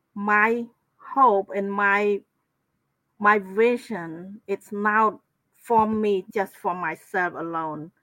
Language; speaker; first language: English; non-native, fluent; Khmer